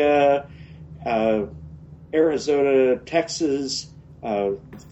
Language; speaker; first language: English; native; English